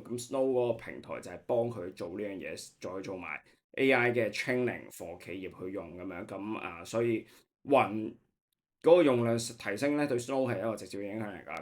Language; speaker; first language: Cantonese; native; Cantonese